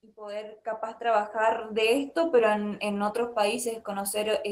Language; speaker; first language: Spanish; native; Spanish